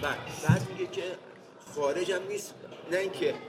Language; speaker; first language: Persian; native; Persian